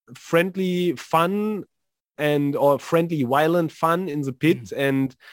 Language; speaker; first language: English; non-native, fluent; German